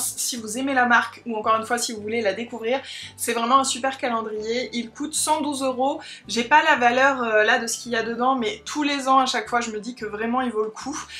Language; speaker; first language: French; native; French